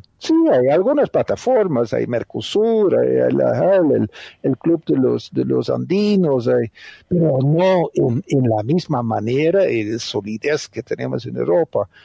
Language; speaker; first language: Spanish; non-native, fluent; Dutch